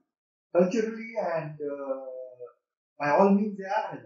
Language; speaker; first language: English; non-native, local second language; Persian